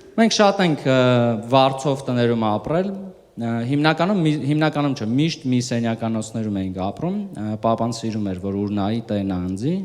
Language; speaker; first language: Armenian; early bilingual, heritage; Armenian